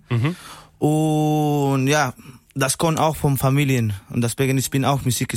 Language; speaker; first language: German; non-native, learner; Spanish